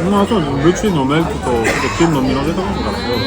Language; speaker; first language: Japanese; non-native, fluent; French